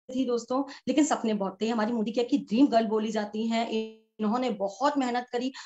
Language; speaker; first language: Hindi; native; Hindi